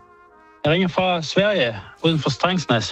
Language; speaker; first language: Danish; early bilingual, heritage; Danish